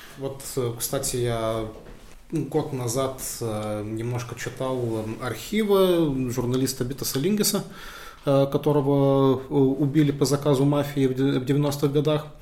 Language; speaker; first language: Russian; non-native, fluent; Lithuanian